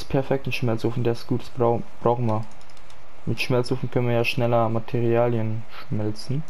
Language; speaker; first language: German; native; German